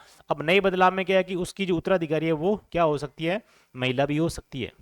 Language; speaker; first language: Hindi; native; Hindi